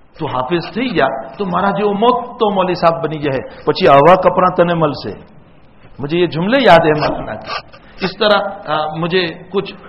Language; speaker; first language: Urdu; non-native, local second language; Gujarati